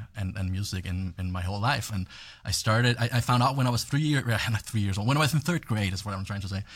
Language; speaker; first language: English; non-native, fluent; Danish